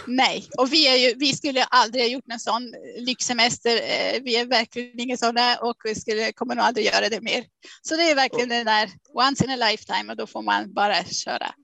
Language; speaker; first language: Swedish; non-native, fluent; Swiss German